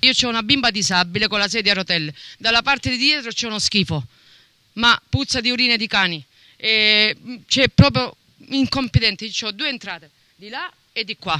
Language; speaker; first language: Italian; native; Italian